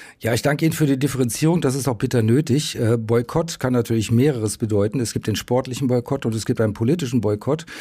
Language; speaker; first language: German; native; German